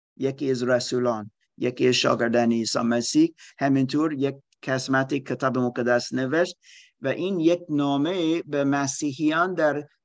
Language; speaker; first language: Persian; non-native, learner; German